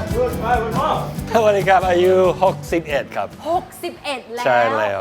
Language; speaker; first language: Thai; non-native, learner; English